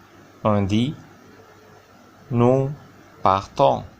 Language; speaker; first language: French; non-native, fluent; Arabic